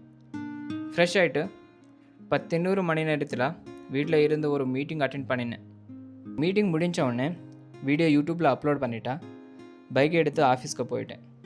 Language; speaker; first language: Tamil; non-native, learner; Telugu